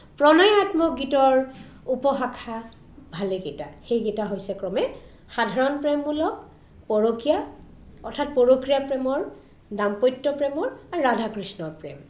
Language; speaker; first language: Assamese; native; Assamese